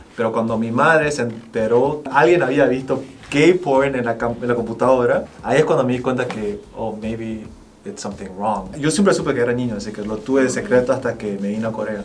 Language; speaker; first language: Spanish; early bilingual, other home language; Korean